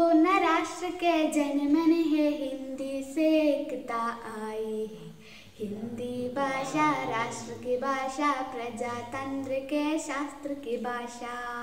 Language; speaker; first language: Hindi; non-native, local second language; Malayalam